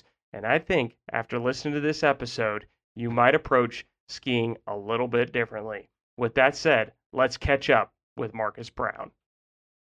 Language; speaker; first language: English; native; English